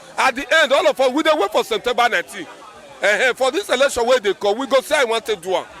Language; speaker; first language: Nigerian Pidgin; native; Nigerian Pidgin